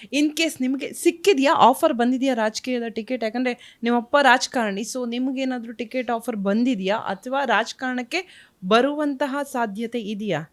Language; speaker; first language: Kannada; native; Kannada